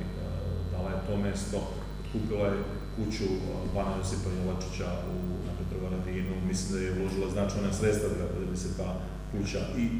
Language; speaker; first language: Serbian; native; Serbian